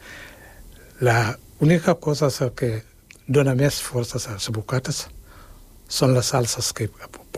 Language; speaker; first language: Catalan; non-native, fluent; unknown